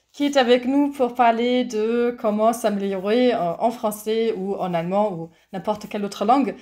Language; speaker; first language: French; non-native, fluent; German